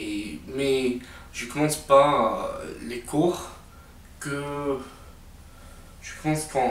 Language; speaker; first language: French; non-native, fluent; English